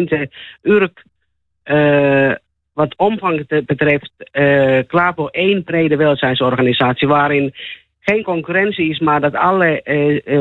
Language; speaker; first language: Dutch; non-native, fluent; Finnish